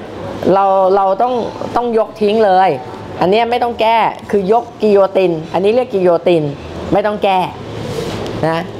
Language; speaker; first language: Thai; native; Thai